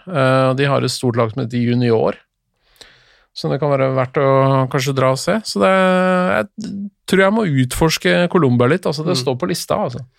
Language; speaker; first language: Norwegian; native; Norwegian